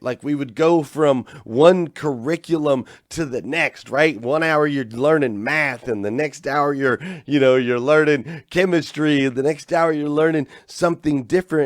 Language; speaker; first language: English; native; English